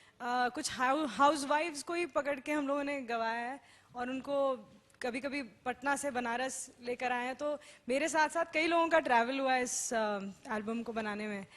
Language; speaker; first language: Hindi; non-native, local second language; Marathi